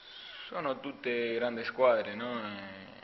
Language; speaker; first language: Italian; non-native, fluent; Spanish